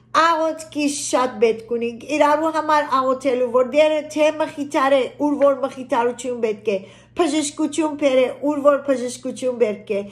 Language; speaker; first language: Armenian; early bilingual, heritage; Armenian